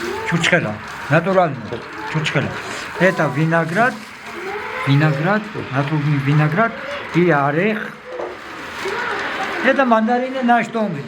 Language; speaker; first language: Russian; non-native, learner; Georgian